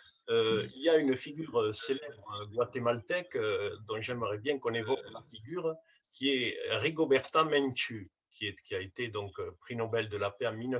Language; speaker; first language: French; native; French